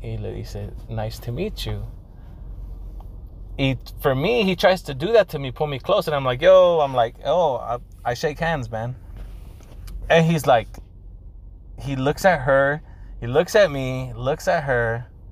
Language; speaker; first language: English; early bilingual, other home language; Spanish